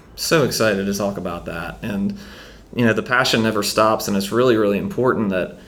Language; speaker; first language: English; native; English